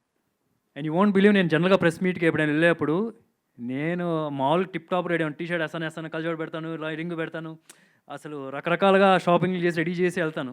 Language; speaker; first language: Telugu; native; Telugu